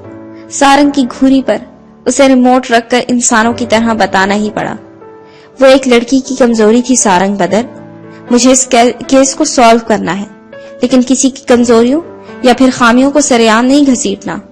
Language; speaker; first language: Urdu; native; Urdu